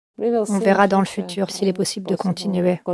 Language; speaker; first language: French; non-native, fluent; Ukrainian